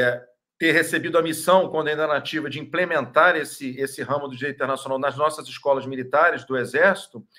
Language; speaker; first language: Portuguese; native; Portuguese